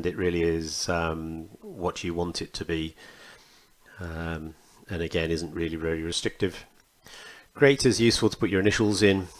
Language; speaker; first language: English; native; English